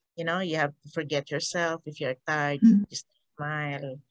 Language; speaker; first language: English; non-native, local second language; Hiligaynon